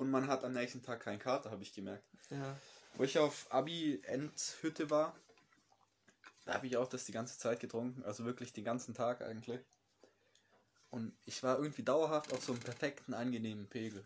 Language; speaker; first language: German; native; German